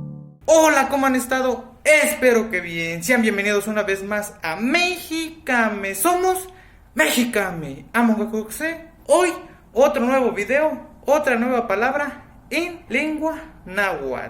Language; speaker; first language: Spanish; native; Spanish